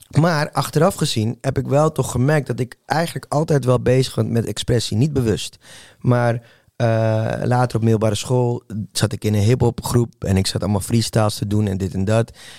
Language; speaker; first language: Dutch; early bilingual, other home language; Spanish